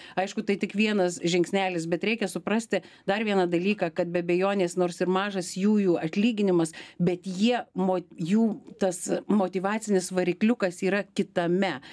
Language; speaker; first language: Lithuanian; native; Lithuanian